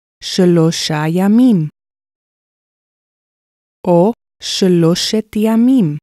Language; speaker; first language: Hebrew; non-native, fluent; English